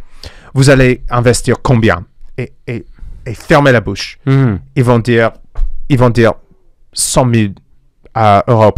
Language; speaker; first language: French; non-native, fluent; English